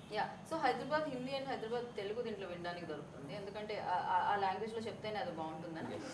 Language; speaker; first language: Telugu; native; Telugu